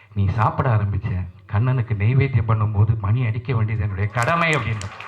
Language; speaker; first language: Tamil; non-native, local second language; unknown